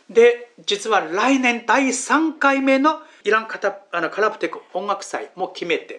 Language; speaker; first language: Japanese; non-native, fluent; Chinese